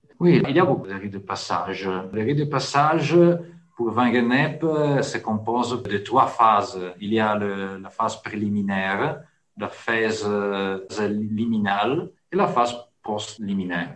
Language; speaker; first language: French; non-native, fluent; Italian